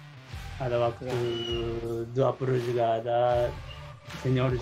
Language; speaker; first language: Indonesian; non-native, learner; Japanese